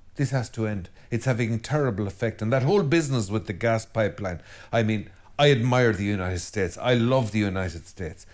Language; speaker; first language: English; native; English